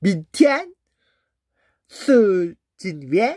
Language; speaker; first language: Chinese; non-native, learner; Korean